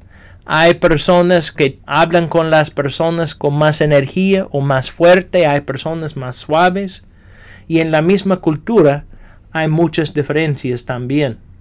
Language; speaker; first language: Spanish; non-native, fluent; English